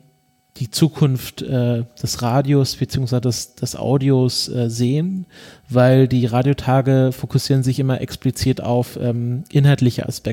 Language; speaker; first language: German; native; German